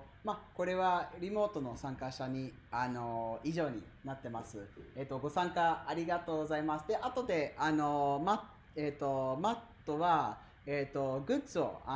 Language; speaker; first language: Japanese; non-native, fluent; English